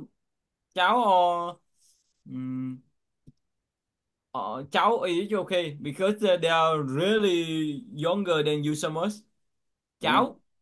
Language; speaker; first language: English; non-native, learner; Vietnamese